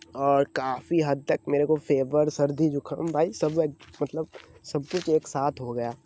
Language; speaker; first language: Hindi; non-native, local second language; Bangla